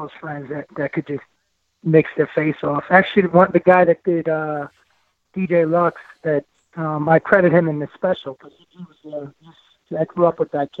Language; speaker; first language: English; native; English